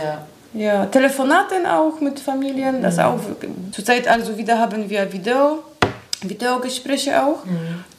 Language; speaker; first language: German; non-native, learner; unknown